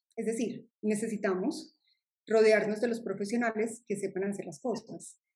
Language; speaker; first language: Spanish; native; Spanish